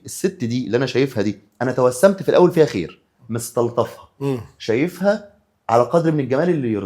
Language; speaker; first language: Arabic; native; Arabic